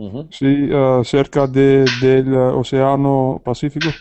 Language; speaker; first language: Spanish; non-native, learner; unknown